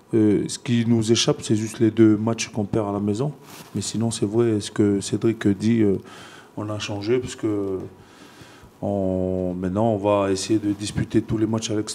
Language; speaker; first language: French; non-native, fluent; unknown